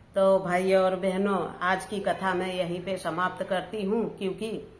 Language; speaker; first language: Hindi; native; Hindi